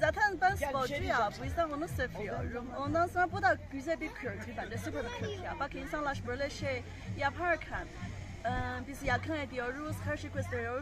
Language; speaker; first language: Turkish; non-native, learner; Chinese